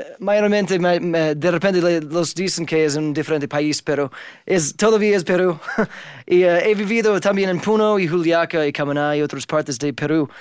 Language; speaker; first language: Spanish; non-native, fluent; English